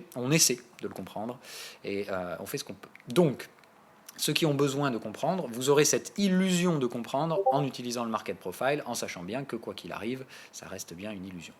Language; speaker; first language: French; native; French